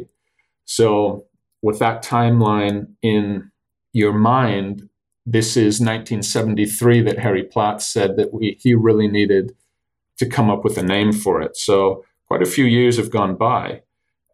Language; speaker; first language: English; native; English